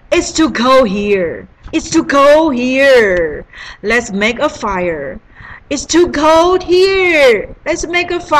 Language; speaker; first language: English; non-native, learner; Chinese